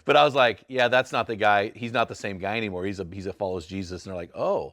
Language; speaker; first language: English; native; English